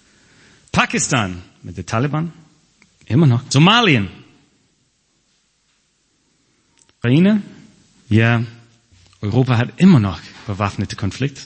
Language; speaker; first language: German; non-native, fluent; English